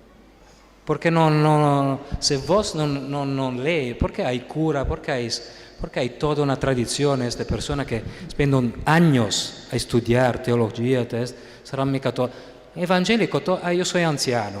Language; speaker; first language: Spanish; non-native, fluent; Italian